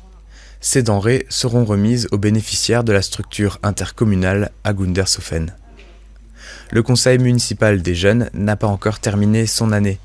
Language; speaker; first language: French; native; French